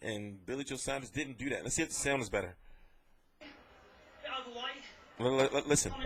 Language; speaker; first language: English; native; English